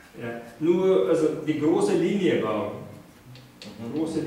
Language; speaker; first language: German; non-native, fluent; Japanese